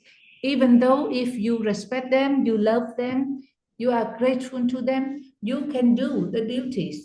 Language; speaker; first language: English; non-native, fluent; Vietnamese